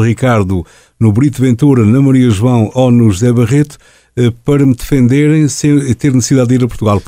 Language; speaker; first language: Portuguese; native; Portuguese